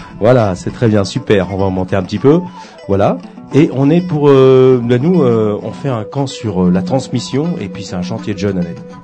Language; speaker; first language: French; native; French